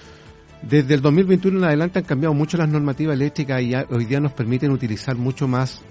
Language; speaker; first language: Spanish; native; Spanish